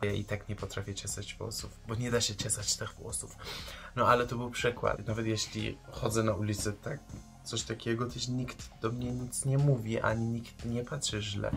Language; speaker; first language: Polish; non-native, fluent; Persian